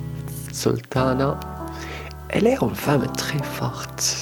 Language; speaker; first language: French; non-native, learner; Arabic